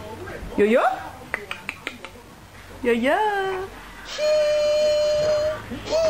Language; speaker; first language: Chinese; native; Chinese